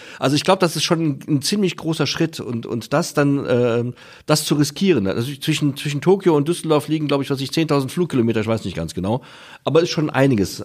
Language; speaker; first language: German; native; German